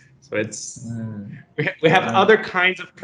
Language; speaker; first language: English; non-native, fluent; Portuguese